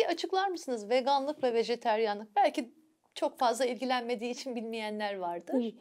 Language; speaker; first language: Turkish; native; Turkish